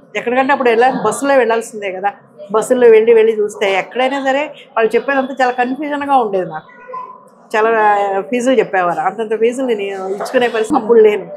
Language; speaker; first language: Telugu; native; Telugu